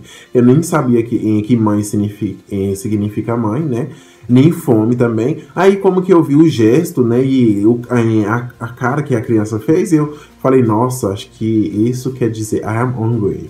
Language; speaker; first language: Portuguese; non-native, fluent; Haitian Creole